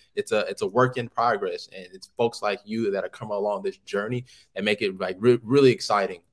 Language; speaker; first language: English; native; English